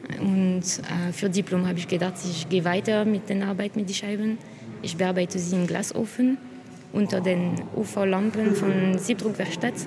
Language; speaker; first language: German; non-native, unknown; French